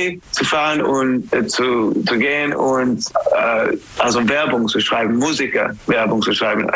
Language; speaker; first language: German; non-native, learner; English